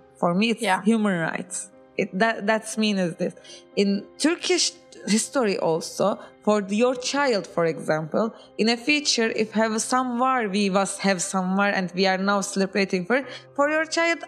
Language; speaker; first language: English; non-native, learner; Turkish